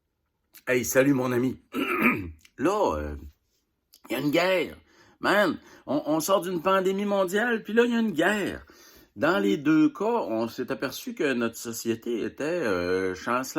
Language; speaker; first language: French; native; French